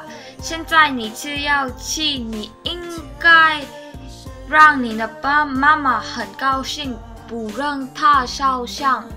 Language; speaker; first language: Chinese; non-native, learner; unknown